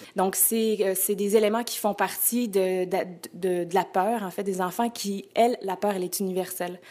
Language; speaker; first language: French; native; French